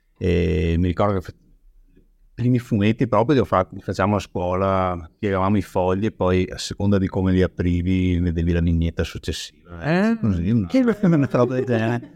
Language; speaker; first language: Italian; native; Italian